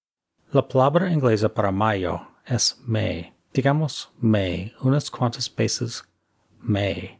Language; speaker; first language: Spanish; non-native, fluent; English